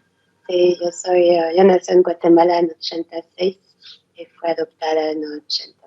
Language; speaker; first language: Spanish; non-native, learner; French